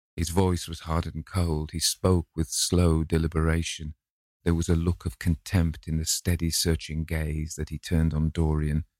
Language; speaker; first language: English; native; English